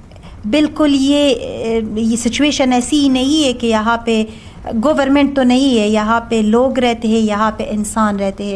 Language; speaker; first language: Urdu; non-native, learner; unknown